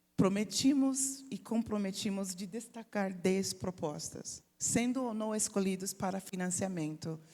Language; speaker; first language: Portuguese; non-native, fluent; English